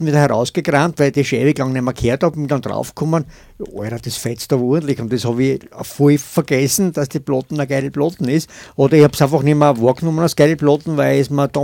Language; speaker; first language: German; native; German